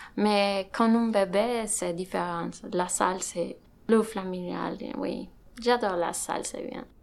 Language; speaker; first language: French; non-native, learner; Spanish